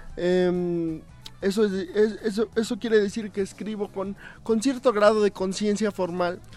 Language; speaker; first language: Spanish; native; Spanish